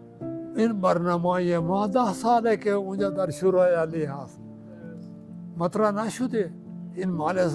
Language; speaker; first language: Persian; non-native, fluent; Urdu